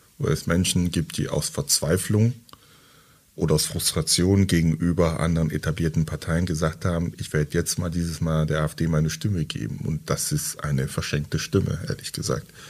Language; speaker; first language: German; early bilingual, other home language; French